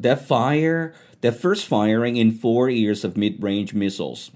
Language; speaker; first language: English; non-native, fluent; Korean